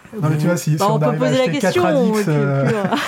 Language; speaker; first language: French; native; French